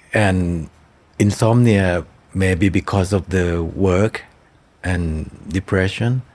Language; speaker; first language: English; non-native, fluent; Thai